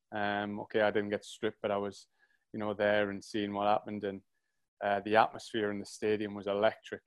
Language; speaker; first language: English; native; English